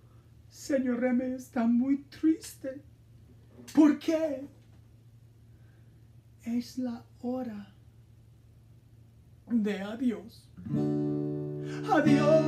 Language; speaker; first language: Spanish; non-native, fluent; English